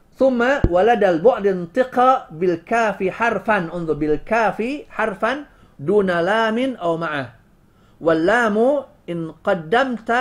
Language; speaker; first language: Arabic; non-native, fluent; Indonesian